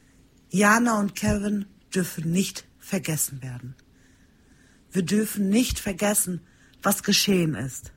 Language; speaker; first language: German; early bilingual, other home language; Turkish